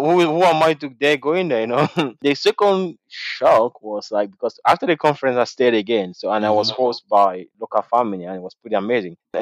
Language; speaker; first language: English; non-native, local second language; French